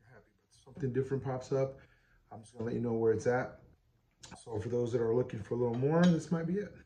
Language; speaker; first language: English; native; English